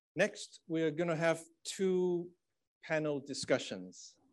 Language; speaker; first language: English; non-native, fluent; Chinese